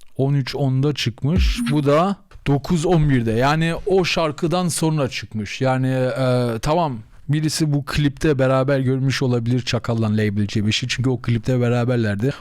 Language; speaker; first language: Turkish; native; Turkish